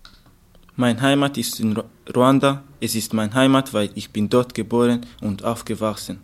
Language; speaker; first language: German; non-native, learner; Kinyarwanda